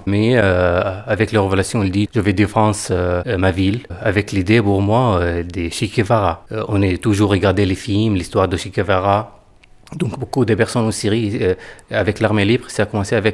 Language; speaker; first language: French; non-native, fluent; Arabic